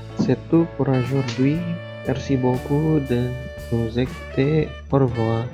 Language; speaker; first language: French; non-native, learner; Indonesian